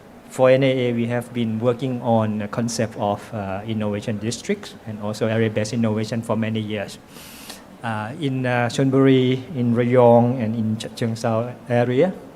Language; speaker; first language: English; non-native, fluent; Thai